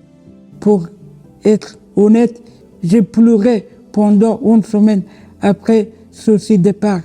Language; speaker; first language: French; non-native, learner; Persian